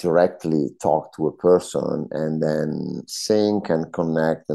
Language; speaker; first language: English; non-native, fluent; Italian